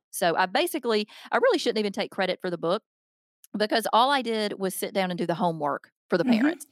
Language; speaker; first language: English; native; English